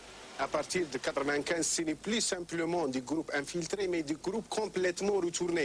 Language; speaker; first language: French; non-native, local second language; Arabic